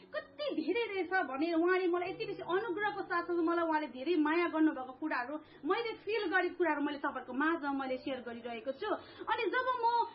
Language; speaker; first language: Nepali; native; Nepali